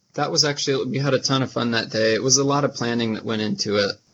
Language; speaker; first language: English; native; English